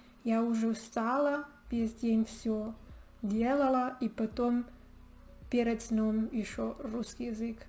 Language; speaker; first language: Russian; non-native, learner; Spanish